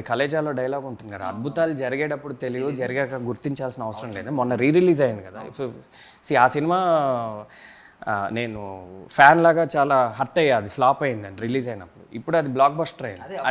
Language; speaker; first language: Telugu; native; Telugu